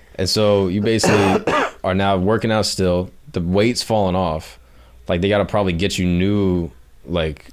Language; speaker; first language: English; native; English